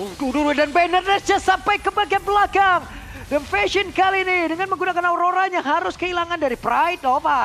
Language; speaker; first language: Indonesian; native; Indonesian